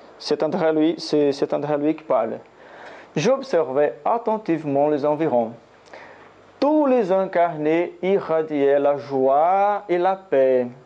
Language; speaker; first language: French; non-native, learner; Portuguese